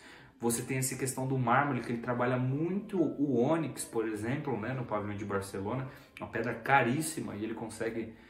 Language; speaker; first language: Portuguese; native; Portuguese